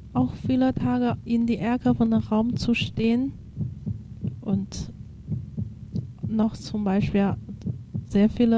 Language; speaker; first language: German; non-native, fluent; Chinese